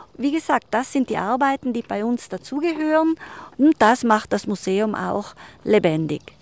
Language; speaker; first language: German; native; German